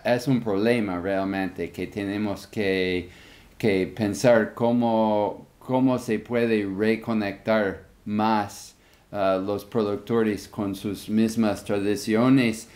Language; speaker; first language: Spanish; non-native, fluent; English